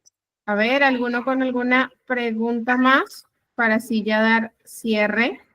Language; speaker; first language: Spanish; native; Spanish